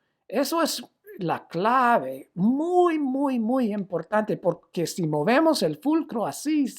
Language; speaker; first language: Spanish; non-native, fluent; English